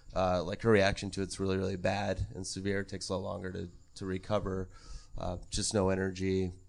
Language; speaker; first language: English; native; English